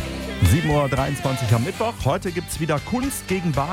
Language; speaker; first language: German; native; German